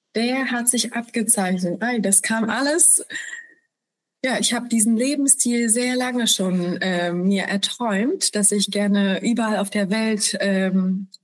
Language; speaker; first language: German; early bilingual, other home language; Polish